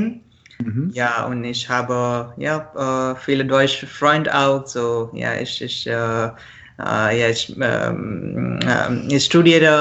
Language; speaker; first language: German; non-native, learner; Marathi